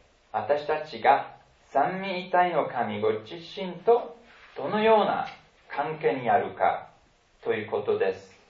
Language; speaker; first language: Japanese; non-native, fluent; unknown